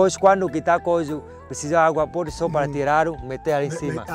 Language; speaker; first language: Portuguese; non-native, learner; Vietnamese